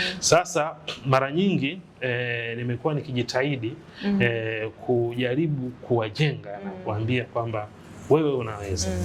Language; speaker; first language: Swahili; native; Swahili